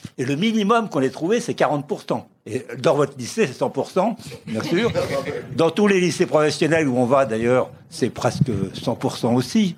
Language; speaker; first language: French; native; French